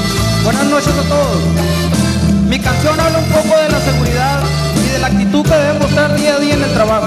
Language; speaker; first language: Spanish; native; Spanish